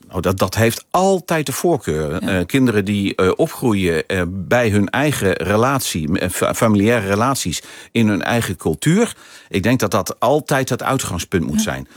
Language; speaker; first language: Dutch; native; Dutch